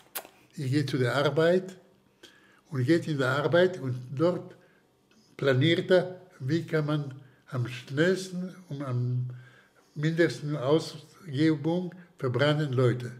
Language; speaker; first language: German; non-native, fluent; Slovak